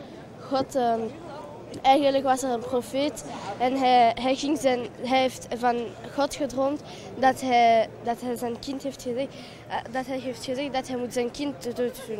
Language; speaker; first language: Dutch; early bilingual, other home language; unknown